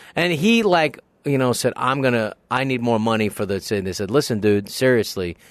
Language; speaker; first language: English; early bilingual, other home language; Filipino